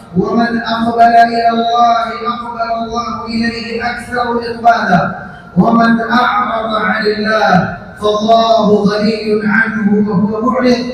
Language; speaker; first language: Arabic; non-native, fluent; Bangla